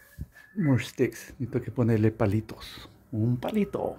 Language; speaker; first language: Spanish; early bilingual, heritage; Spanish